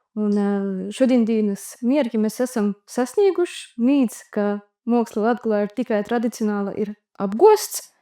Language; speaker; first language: Latvian; native; Latvian